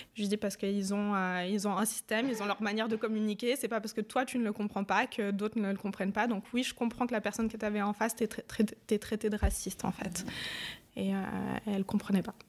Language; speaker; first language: French; native; French